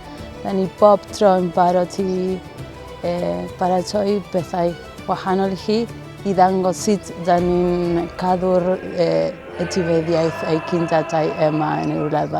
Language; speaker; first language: Welsh; non-native, local second language; Spanish